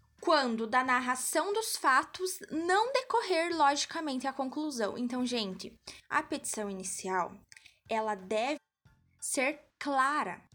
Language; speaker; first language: Portuguese; native; Portuguese